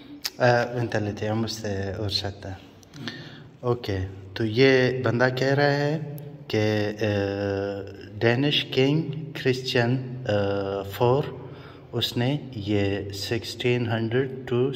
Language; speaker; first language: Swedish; non-native, fluent; Hindi